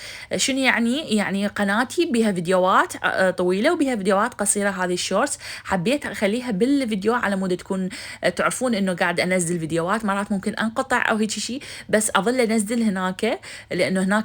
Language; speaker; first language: Arabic; native; Arabic